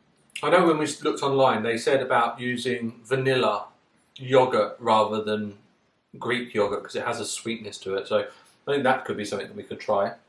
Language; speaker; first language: English; native; English